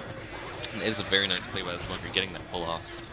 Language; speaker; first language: English; native; English